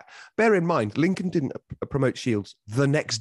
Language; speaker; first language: English; native; English